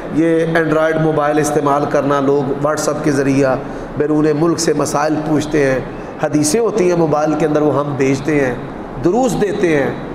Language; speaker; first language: Urdu; non-native, local second language; Punjabi